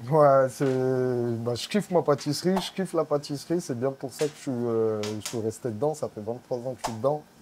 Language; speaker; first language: French; native; French